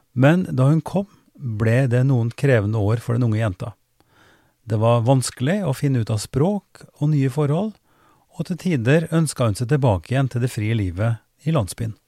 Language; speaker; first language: Norwegian; native; Norwegian